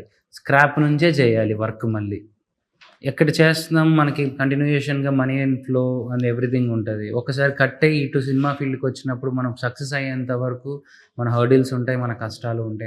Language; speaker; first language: Telugu; native; Telugu